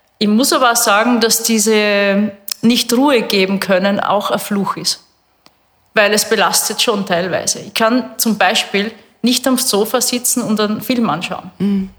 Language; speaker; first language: German; native; German